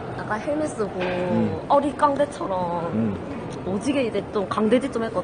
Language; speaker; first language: Korean; native; Korean